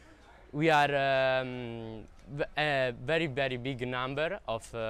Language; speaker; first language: English; non-native, learner; Italian